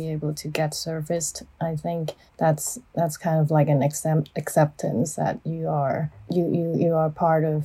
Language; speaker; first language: English; non-native, local second language; Cantonese